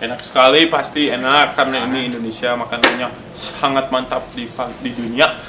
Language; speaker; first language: Indonesian; non-native, local second language; English